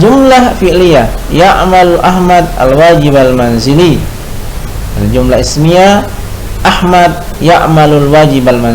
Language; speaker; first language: Arabic; non-native, fluent; Indonesian